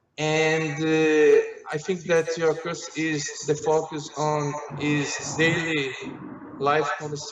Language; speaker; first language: English; non-native, learner; Portuguese